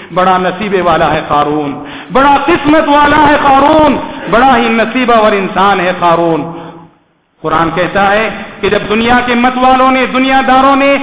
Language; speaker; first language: Urdu; native; Urdu